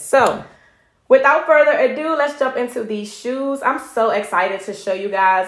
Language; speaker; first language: English; native; English